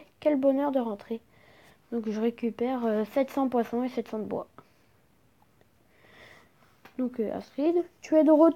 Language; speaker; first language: French; native; French